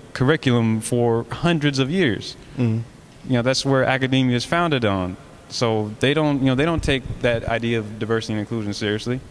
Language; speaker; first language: English; native; English